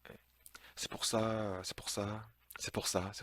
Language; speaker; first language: French; non-native, fluent; Korean